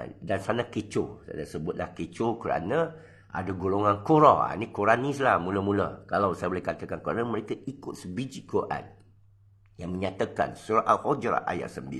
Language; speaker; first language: Malay; non-native, local second language; Chinese